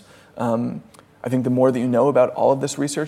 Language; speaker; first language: English; native; English